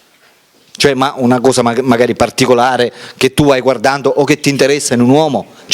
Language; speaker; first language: Italian; native; Italian